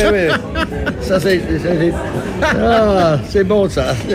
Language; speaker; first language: French; non-native, fluent; English